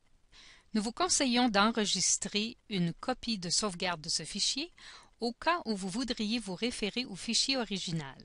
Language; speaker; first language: French; native; French